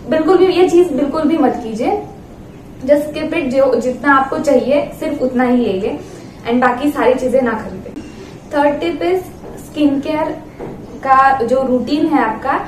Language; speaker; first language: Hindi; non-native, local second language; Marathi